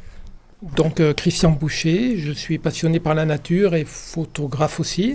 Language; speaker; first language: French; native; French